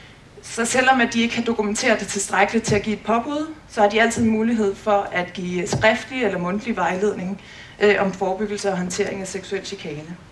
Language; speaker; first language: Danish; native; Danish